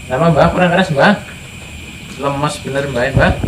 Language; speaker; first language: Indonesian; native; Indonesian